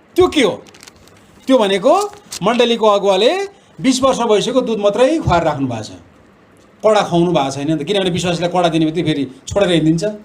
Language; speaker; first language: Nepali; non-native, local second language; Eastern Tamang